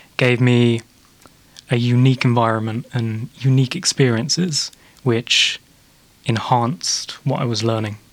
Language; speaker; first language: English; native; English